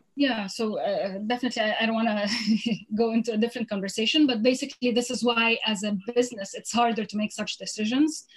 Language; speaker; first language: English; non-native, fluent; Arabic